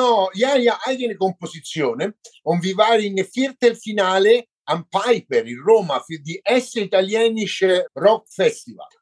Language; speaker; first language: German; non-native, learner; Italian